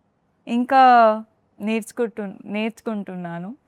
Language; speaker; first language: Telugu; non-native, learner; Kannada